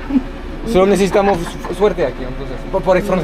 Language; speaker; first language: Spanish; non-native, learner; French